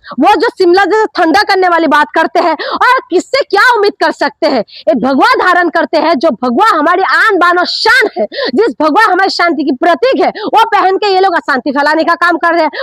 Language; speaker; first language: Hindi; non-native, local second language; Assamese